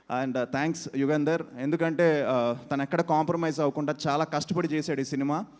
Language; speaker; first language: Telugu; native; Telugu